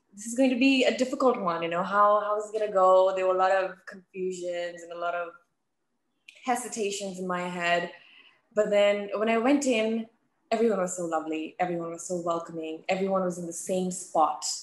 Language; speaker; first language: English; native; English